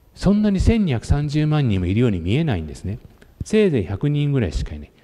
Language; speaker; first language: Japanese; native; Japanese